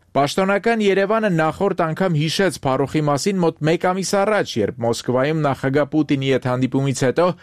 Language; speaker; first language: Armenian; native; Armenian